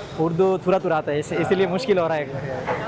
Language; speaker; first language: Hindi; non-native, learner; Bangla